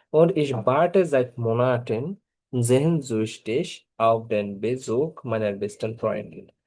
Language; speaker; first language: German; non-native, fluent; Bangla